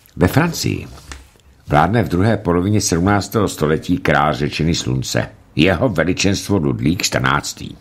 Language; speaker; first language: Czech; native; Czech